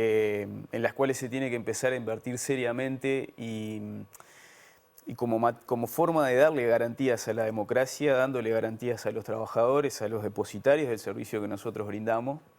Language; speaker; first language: Spanish; native; Spanish